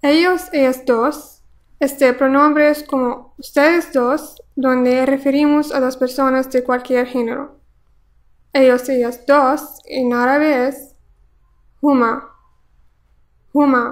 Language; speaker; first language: Spanish; non-native, fluent; Arabic